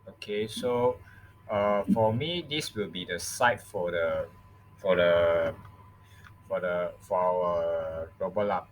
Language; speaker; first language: English; non-native, local second language; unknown